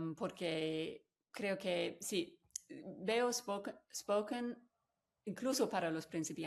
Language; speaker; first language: Spanish; non-native, fluent; English